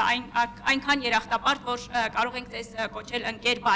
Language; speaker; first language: Armenian; native; Armenian